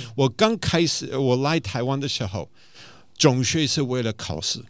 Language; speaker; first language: Chinese; non-native, fluent; German